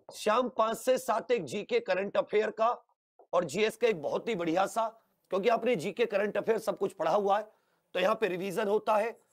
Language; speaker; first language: Hindi; native; Hindi